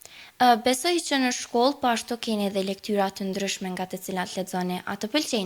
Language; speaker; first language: Albanian; native; Albanian